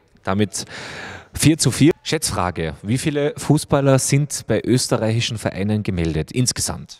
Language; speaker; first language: German; native; German